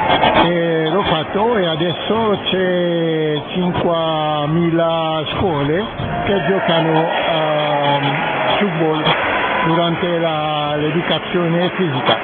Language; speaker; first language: Italian; non-native, fluent; French